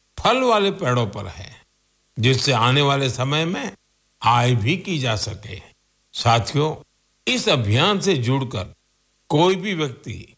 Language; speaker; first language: Hindi; non-native, local second language; Gujarati